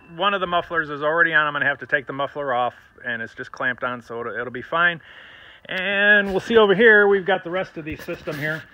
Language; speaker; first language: English; native; English